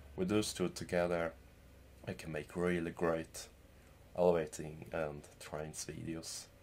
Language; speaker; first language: English; non-native, fluent; Swedish